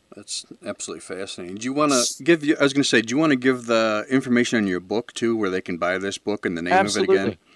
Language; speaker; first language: English; native; English